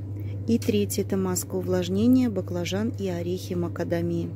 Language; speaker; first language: Russian; native; Russian